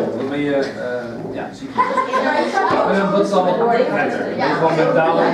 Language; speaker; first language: Dutch; native; Dutch